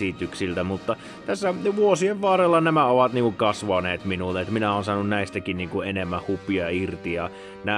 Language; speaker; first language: Finnish; native; Finnish